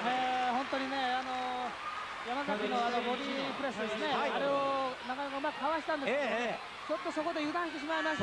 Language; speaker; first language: Japanese; native; Japanese